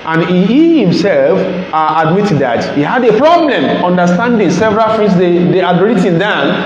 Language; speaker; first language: English; non-native, local second language; Yoruba